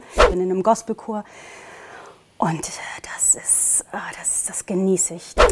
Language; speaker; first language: German; early bilingual, heritage; German